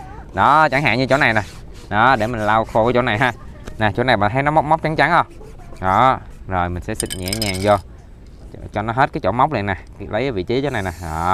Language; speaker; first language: Vietnamese; native; Vietnamese